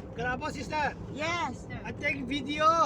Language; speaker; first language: English; non-native, learner; Hiligaynon